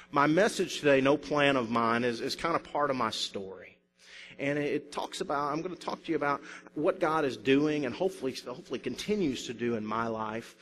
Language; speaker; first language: English; native; English